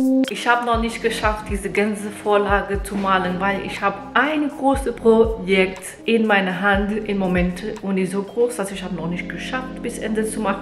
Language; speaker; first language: German; non-native, fluent; Portuguese